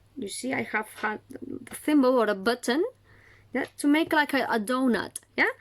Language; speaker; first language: English; non-native, fluent; Catalan